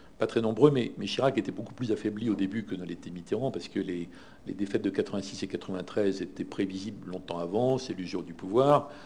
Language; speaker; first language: French; native; French